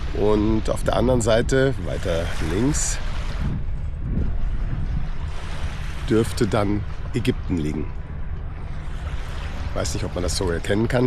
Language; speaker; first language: German; native; German